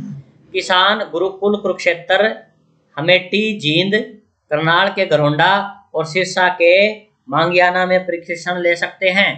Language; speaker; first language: Hindi; native; Hindi